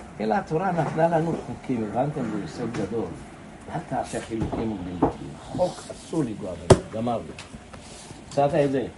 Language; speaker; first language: Hebrew; native; Hebrew